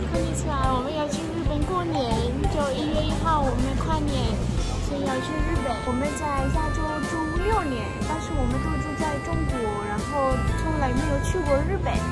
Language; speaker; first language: Chinese; non-native, fluent; Greek